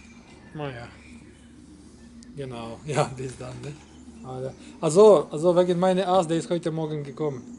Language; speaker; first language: German; non-native, local second language; Polish